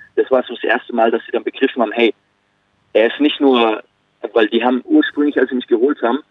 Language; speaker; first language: German; native; German